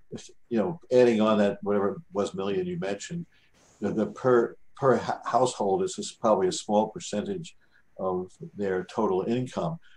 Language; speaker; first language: English; native; English